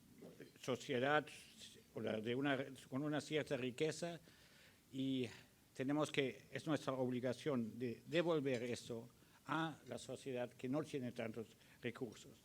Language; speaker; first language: Spanish; early bilingual, other home language; German